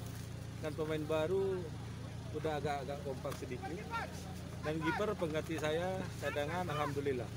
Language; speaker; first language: Indonesian; non-native, local second language; Madurese